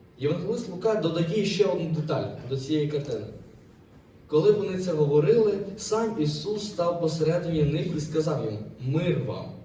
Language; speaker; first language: Ukrainian; native; Ukrainian